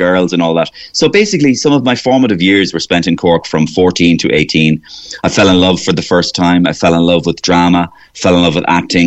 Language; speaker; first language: English; native; English